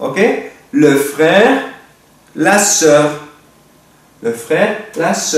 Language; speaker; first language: French; non-native, fluent; Spanish